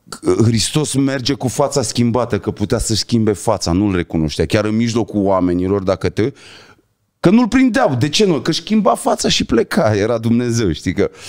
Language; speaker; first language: Romanian; native; Romanian